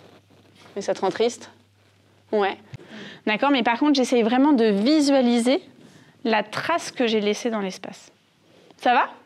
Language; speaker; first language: French; native; French